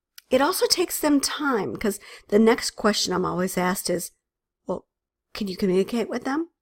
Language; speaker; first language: English; native; English